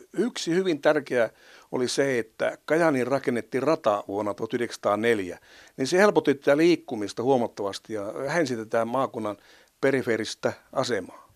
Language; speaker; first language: Finnish; native; Finnish